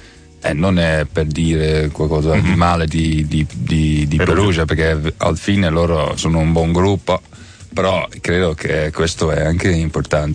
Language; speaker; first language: Italian; non-native, learner; Dutch